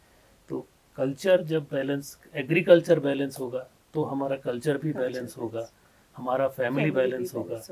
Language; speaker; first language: Hindi; native; Hindi